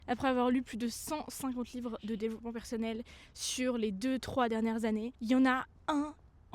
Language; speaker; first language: French; native; French